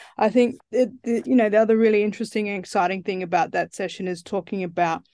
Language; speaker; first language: English; native; English